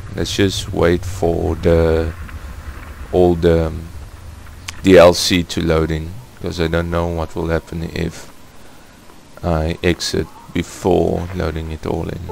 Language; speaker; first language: English; non-native, fluent; Afrikaans